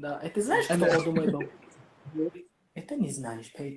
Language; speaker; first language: Russian; non-native, local second language; Tajik